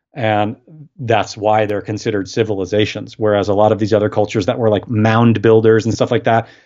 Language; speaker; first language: English; native; English